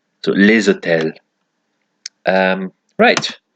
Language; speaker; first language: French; non-native, learner; English